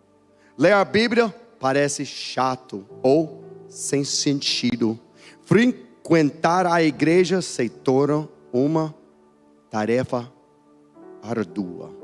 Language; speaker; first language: Portuguese; non-native, learner; English